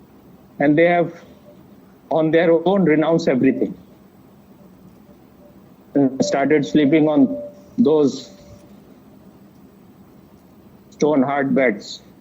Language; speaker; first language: English; non-native, fluent; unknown